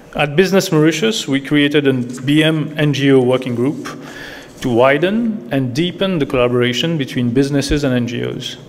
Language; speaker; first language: English; non-native, local second language; Morisyen